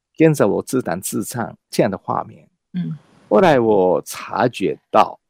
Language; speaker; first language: Chinese; non-native, fluent; Japanese